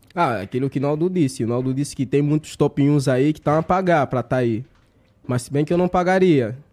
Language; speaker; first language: Portuguese; native; Portuguese